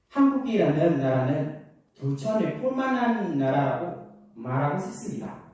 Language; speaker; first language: Korean; non-native, learner; Khmer